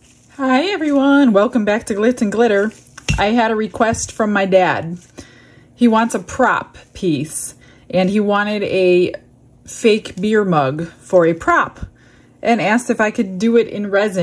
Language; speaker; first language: English; native; English